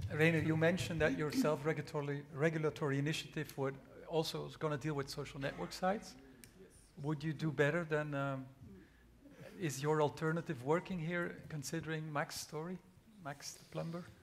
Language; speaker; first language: English; non-native, fluent; Dutch